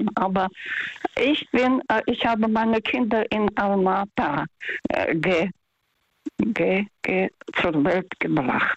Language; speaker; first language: German; non-native, fluent; Russian